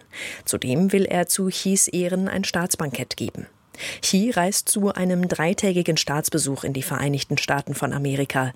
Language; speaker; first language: German; native; German